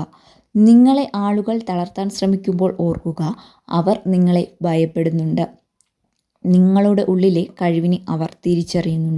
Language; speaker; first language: Malayalam; native; Malayalam